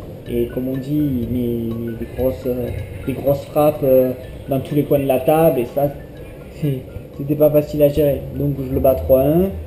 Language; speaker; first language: French; native; French